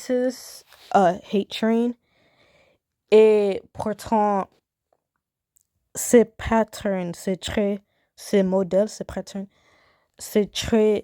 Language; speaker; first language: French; non-native, learner; English